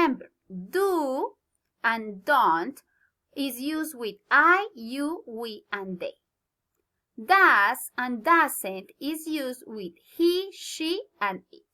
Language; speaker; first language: English; non-native, learner; Spanish